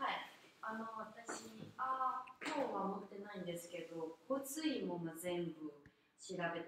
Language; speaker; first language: Japanese; non-native, fluent; Korean